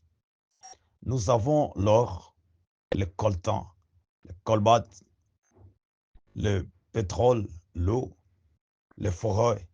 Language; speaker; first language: French; non-native, local second language; Swahili